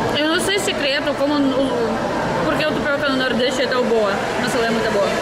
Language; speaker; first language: Portuguese; non-native, fluent; Russian